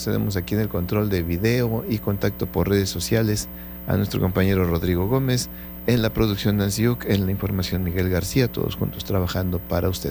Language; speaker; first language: Spanish; native; Spanish